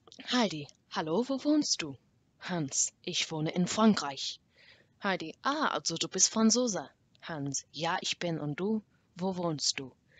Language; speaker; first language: German; non-native, learner; English